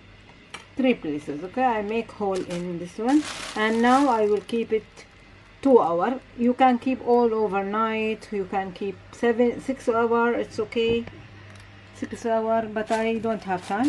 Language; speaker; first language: English; non-native, learner; Arabic